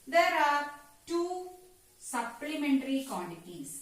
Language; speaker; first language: English; non-native, local second language; Malayalam